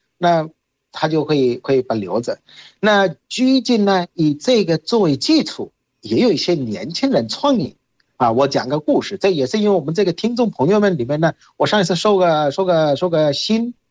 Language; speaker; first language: Chinese; non-native, fluent; Bangla